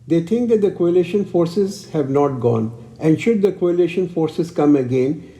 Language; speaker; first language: English; non-native, local second language; Urdu